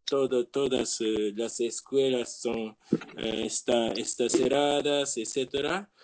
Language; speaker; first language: Spanish; non-native, learner; Japanese